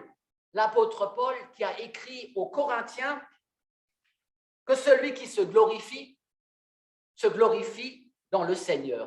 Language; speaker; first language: French; native; French